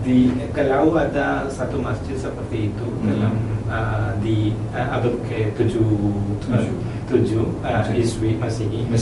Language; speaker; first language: Indonesian; non-native, learner; Malayalam